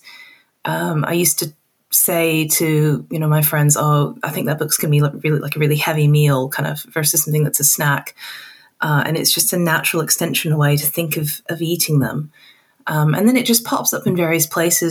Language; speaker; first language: English; native; English